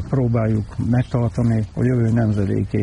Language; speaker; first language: Hungarian; native; Hungarian